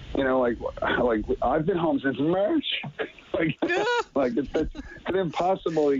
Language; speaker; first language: English; native; English